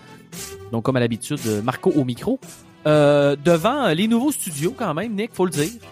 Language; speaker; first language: French; native; French